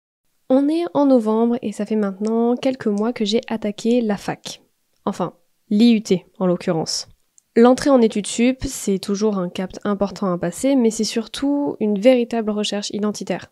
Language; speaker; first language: French; native; French